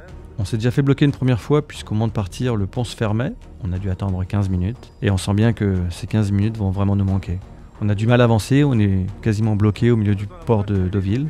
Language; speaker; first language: French; native; French